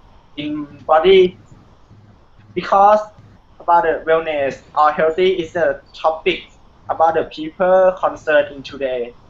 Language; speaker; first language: English; non-native, learner; Thai